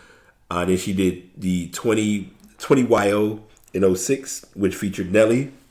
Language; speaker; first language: English; native; English